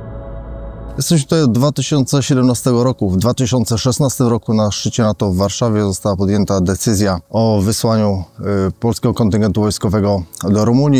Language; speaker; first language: Polish; native; Polish